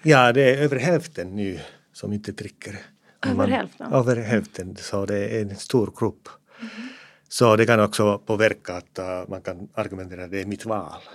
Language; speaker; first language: Swedish; non-native, fluent; Finnish